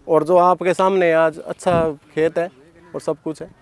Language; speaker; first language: Hindi; native; Hindi